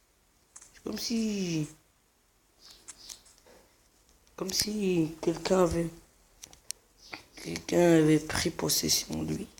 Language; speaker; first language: French; non-native, local second language; Arabic